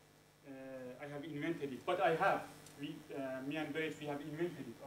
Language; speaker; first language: English; non-native, fluent; Persian